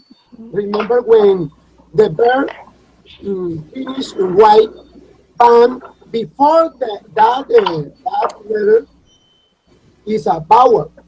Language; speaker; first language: English; non-native, learner; Spanish